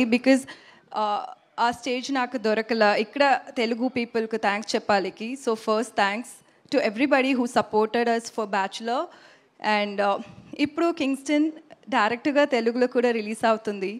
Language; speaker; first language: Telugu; non-native, learner; Tamil